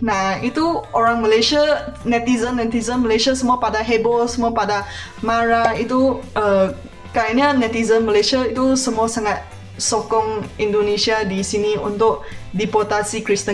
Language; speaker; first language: Indonesian; non-native, fluent; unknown